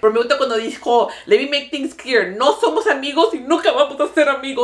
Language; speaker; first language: Spanish; early bilingual, other home language; English